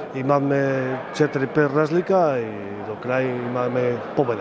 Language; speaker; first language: Macedonian; non-native, learner; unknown